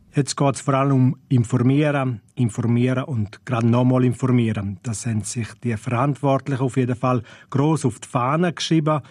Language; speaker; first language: German; non-native, local second language; Romansh